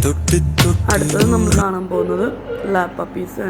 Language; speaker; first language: Malayalam; native; Malayalam